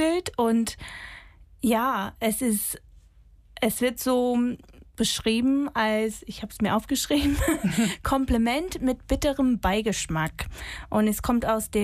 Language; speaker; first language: German; non-native, fluent; English